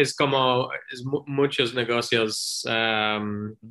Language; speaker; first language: Spanish; non-native, learner; English